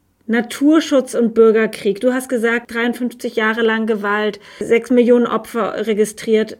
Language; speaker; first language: German; native; German